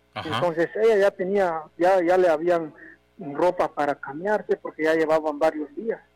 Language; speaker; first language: Spanish; non-native, local second language; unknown